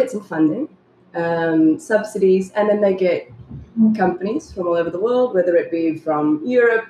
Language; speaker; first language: English; native; English